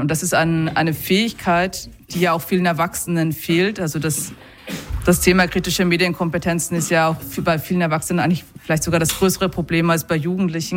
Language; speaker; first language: German; native; German